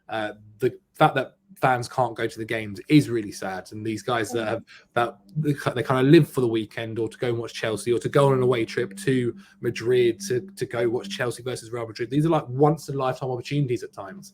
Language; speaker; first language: English; native; English